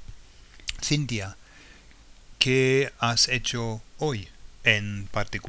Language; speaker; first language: Spanish; non-native, fluent; English